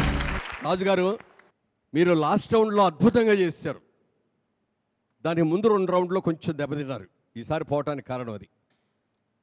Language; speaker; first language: Telugu; native; Telugu